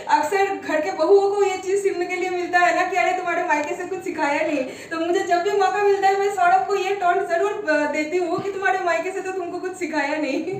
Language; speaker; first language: Hindi; non-native, local second language; Bangla